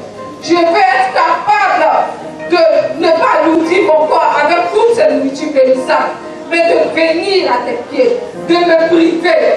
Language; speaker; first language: French; non-native, local second language; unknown